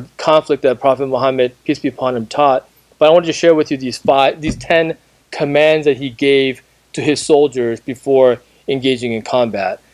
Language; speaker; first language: English; native; English